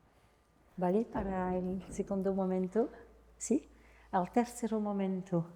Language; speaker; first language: Spanish; non-native, fluent; French